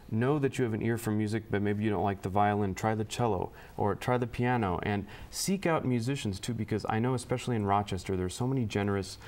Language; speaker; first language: English; native; English